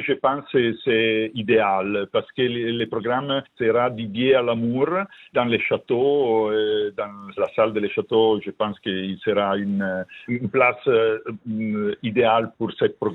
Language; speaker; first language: French; non-native, fluent; Italian